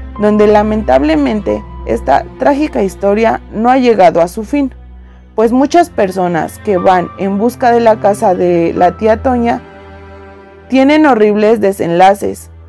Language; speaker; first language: Spanish; native; Spanish